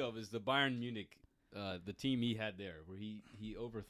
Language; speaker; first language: English; native; English